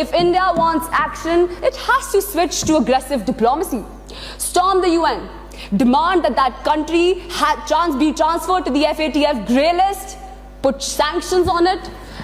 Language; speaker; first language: English; non-native, local second language; Hindi